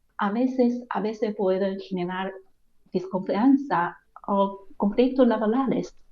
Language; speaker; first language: Spanish; non-native, fluent; Chinese